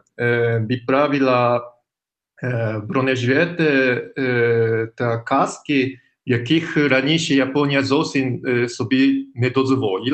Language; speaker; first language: Ukrainian; non-native, fluent; Japanese